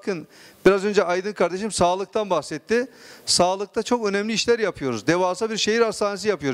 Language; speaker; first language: Turkish; native; Turkish